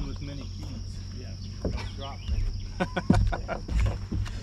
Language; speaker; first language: English; native; English